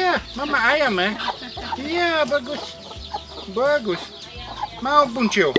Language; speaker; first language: Indonesian; non-native, learner; Dutch